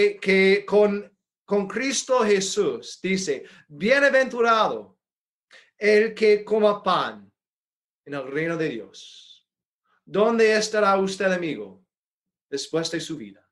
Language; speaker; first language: Spanish; non-native, fluent; English